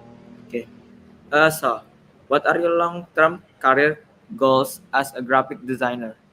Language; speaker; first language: English; non-native, learner; Indonesian